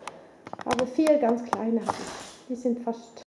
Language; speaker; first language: German; non-native, fluent; Swedish